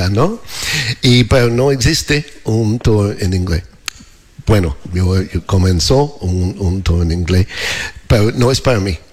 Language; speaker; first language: Spanish; non-native, learner; English